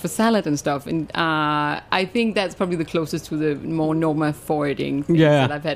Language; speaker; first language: English; non-native, fluent; Danish